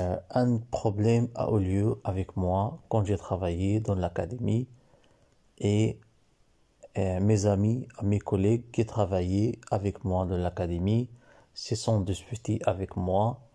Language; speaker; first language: French; non-native, learner; Arabic